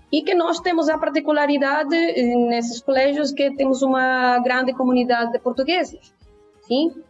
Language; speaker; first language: Portuguese; early bilingual, heritage; Portuguese